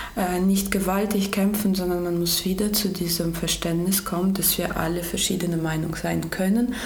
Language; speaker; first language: German; early bilingual, other home language; Georgian